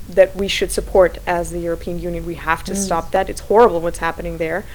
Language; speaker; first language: English; non-native, fluent; Slovak